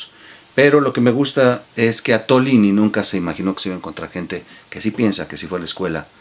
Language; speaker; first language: Spanish; native; Spanish